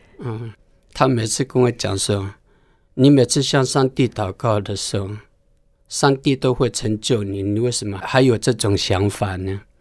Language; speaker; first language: Chinese; non-native, local second language; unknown